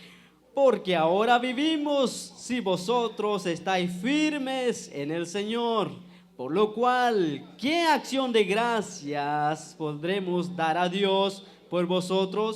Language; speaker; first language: Spanish; native; Spanish